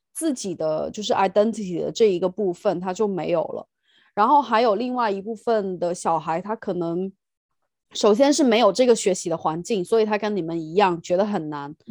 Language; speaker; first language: Chinese; native; Chinese